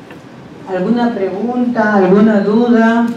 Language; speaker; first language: Spanish; native; Spanish